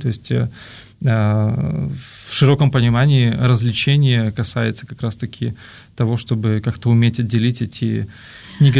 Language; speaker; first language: Russian; native; Russian